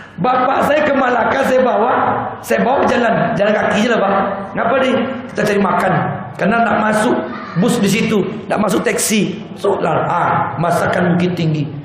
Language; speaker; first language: Malay; native; Malay